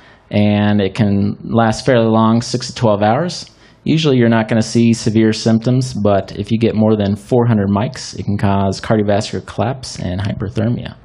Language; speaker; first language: English; native; English